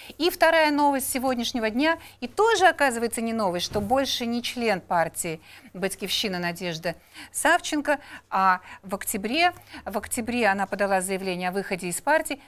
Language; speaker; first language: Russian; native; Russian